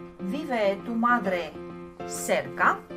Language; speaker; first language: Spanish; non-native, learner; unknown